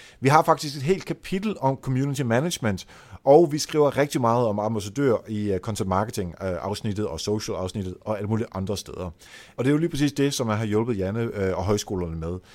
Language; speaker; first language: Danish; native; Danish